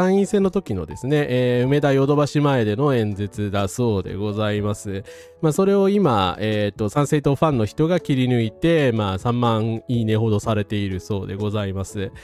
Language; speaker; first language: Japanese; native; Japanese